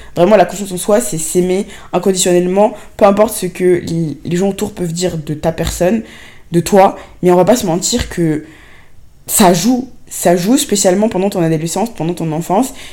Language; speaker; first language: French; native; French